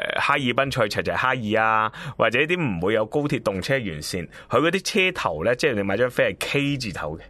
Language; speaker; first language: Cantonese; native; Cantonese